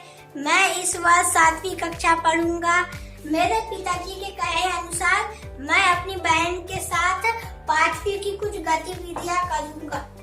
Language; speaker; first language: Hindi; native; Hindi